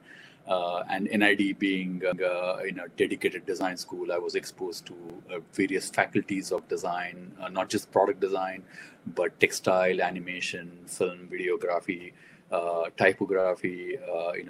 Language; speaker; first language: English; non-native, local second language; Marathi